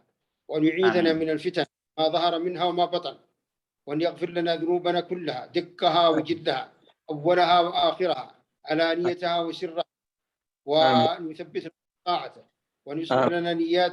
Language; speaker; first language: Arabic; native; Arabic